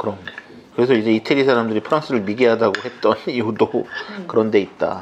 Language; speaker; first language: Korean; native; Korean